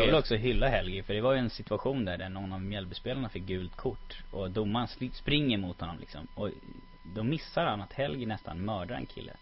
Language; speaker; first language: Swedish; native; Swedish